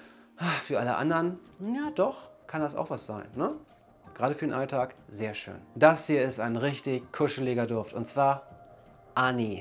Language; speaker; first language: German; native; German